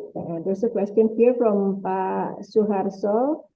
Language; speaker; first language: English; non-native, fluent; Indonesian